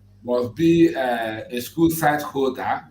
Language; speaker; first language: English; non-native, local second language; Igbo